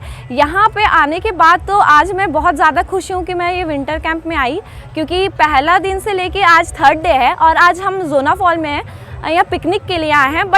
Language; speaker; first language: Hindi; native; Hindi